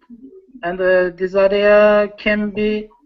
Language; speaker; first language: English; non-native, learner; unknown